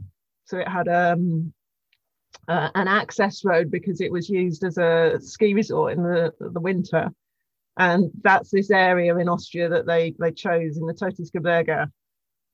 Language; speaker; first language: English; native; English